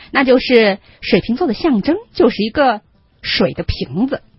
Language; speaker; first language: Chinese; native; Chinese